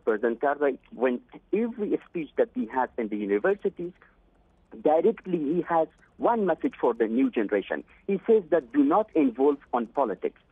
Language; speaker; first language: English; non-native, fluent; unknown